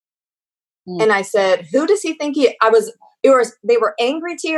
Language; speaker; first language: English; native; English